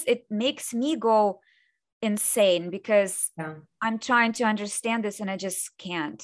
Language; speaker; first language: English; non-native, fluent; Russian